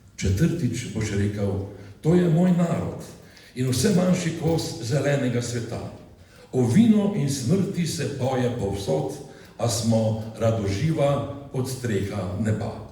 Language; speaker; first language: Slovenian; native; Slovenian